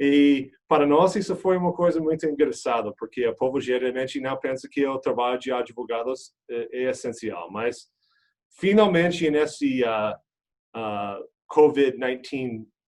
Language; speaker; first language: Portuguese; non-native, fluent; English